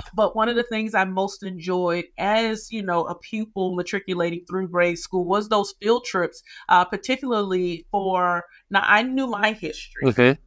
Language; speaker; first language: English; native; English